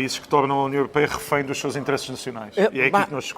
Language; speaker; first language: Portuguese; native; Portuguese